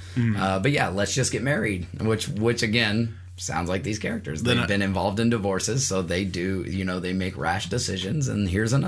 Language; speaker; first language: English; native; English